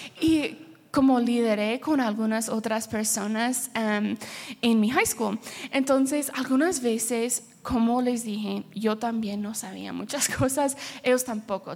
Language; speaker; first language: Spanish; early bilingual, heritage; Spanish